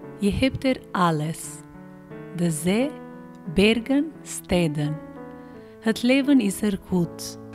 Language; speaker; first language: Dutch; non-native, fluent; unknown